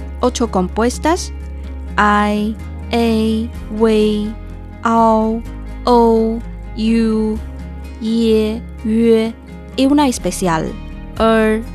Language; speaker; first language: Spanish; non-native, fluent; Chinese